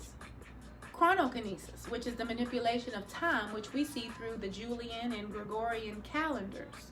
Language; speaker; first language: English; native; English